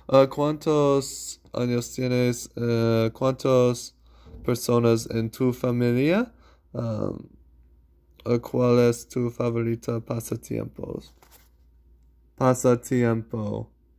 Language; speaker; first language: Spanish; non-native, learner; English